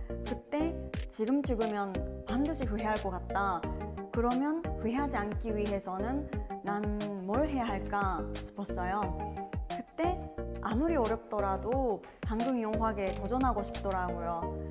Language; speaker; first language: Korean; non-native, fluent; Japanese